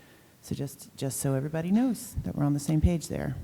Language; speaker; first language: English; native; English